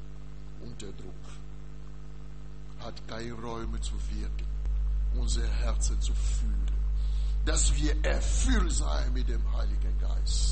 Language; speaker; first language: German; non-native, learner; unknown